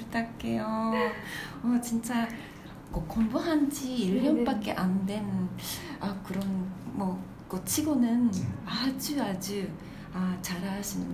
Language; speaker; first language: Korean; non-native, fluent; Japanese